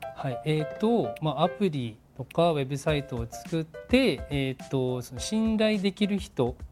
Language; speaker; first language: Japanese; non-native, fluent; Filipino